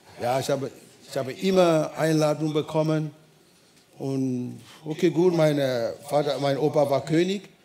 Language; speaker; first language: German; non-native, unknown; Ewe